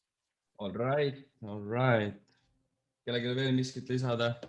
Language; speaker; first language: Estonian; native; Estonian